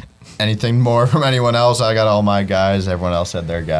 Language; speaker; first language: English; native; English